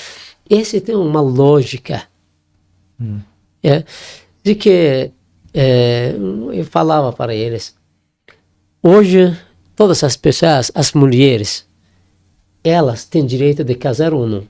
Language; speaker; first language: Portuguese; non-native, learner; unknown